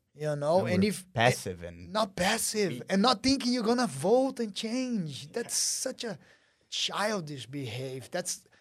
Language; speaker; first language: English; early bilingual, other home language; Portuguese